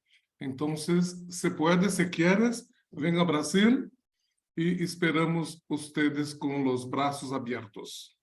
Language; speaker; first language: Spanish; non-native, learner; Portuguese